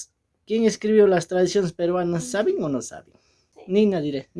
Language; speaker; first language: Spanish; native; Spanish